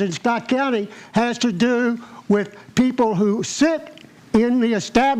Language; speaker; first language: English; native; English